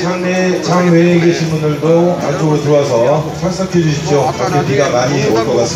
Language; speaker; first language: Korean; native; Korean